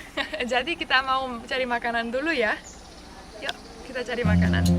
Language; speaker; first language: Indonesian; non-native, fluent; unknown